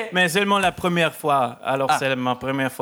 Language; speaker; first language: French; non-native, local second language; German